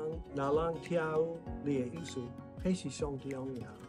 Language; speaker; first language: Chinese; non-native, learner; English